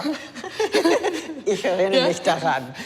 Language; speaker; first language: German; non-native, fluent; English